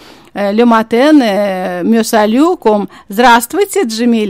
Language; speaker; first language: French; non-native, fluent; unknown